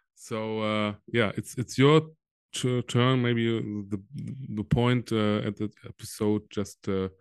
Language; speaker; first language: English; non-native, fluent; German